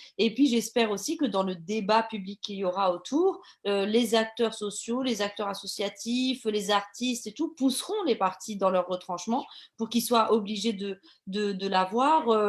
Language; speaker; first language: French; native; French